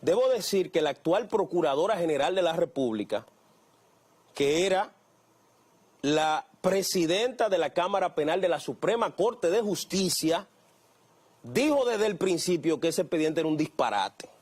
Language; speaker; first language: Spanish; native; Spanish